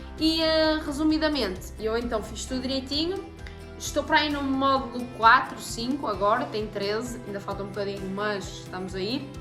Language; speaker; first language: Portuguese; native; Portuguese